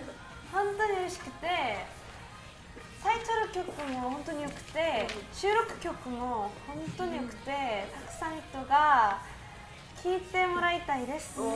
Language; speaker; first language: Japanese; non-native, learner; Korean